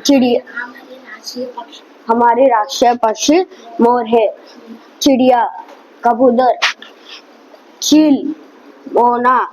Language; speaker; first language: Hindi; non-native, local second language; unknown